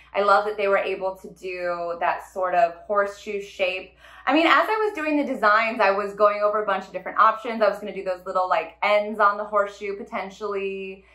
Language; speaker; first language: English; native; English